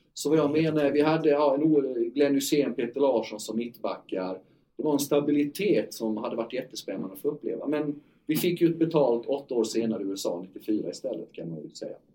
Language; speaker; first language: Swedish; native; Swedish